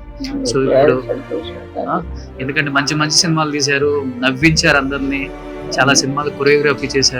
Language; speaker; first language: Telugu; native; Telugu